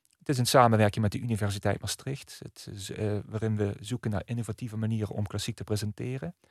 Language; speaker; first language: Dutch; native; Dutch